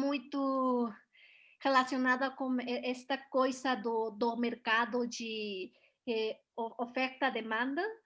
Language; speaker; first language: Portuguese; non-native, learner; Spanish